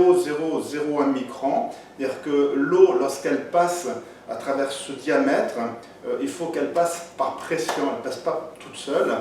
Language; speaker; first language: French; native; French